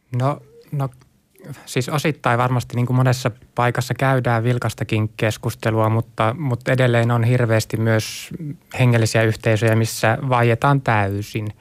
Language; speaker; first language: Finnish; native; Finnish